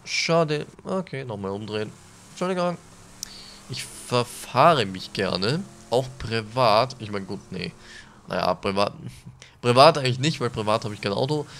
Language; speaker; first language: German; native; German